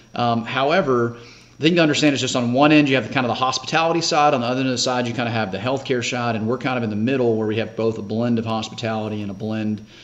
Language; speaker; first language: English; native; English